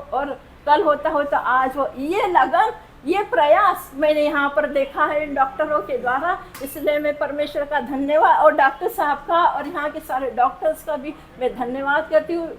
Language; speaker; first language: Hindi; non-native, local second language; Marathi